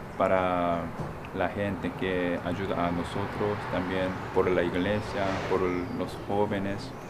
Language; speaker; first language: Spanish; non-native, fluent; Korean